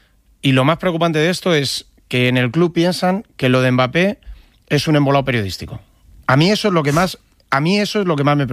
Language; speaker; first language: Spanish; native; Spanish